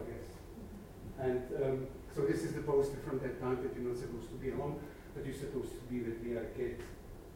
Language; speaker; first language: English; non-native, fluent; Czech